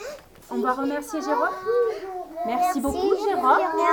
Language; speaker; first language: French; native; French